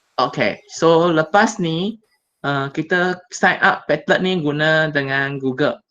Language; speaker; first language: Malay; non-native, local second language; Chinese